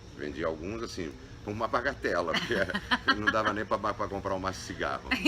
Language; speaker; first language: Portuguese; native; Portuguese